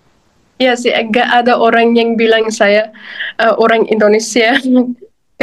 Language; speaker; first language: Indonesian; non-native, fluent; Uzbek